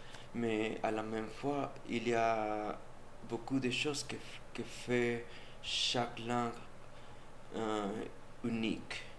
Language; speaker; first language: French; non-native, learner; Spanish